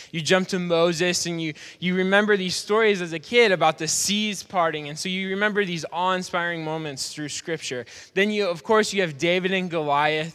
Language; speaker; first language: English; native; English